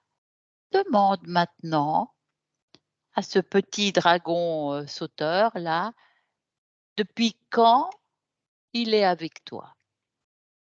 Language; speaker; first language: French; native; French